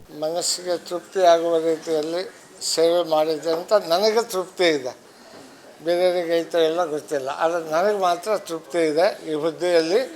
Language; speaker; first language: Kannada; non-native, local second language; Lambadi